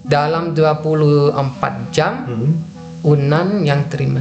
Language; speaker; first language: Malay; non-native, fluent; Dutch